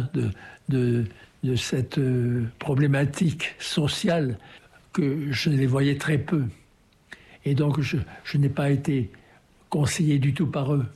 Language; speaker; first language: French; native; French